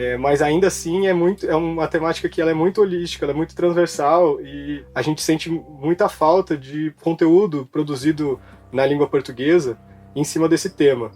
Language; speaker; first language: Portuguese; native; Portuguese